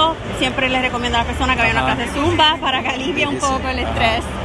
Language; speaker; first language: Spanish; native; Spanish